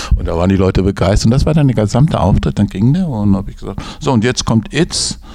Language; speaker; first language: German; native; German